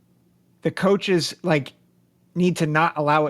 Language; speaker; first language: English; native; English